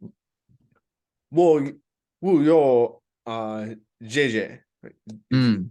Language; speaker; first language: Chinese; non-native, learner; English